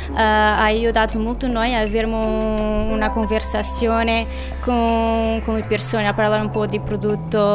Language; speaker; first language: Italian; non-native, learner; Portuguese